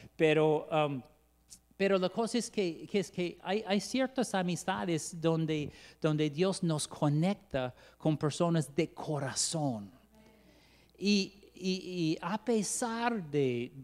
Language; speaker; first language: Spanish; non-native, fluent; English